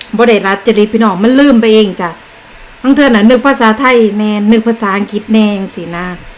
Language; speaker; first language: Thai; native; Thai